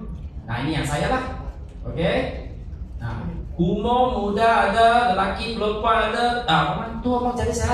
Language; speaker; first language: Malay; non-native, local second language; Chinese